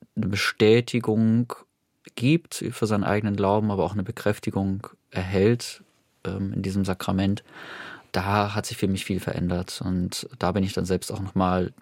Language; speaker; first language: German; native; German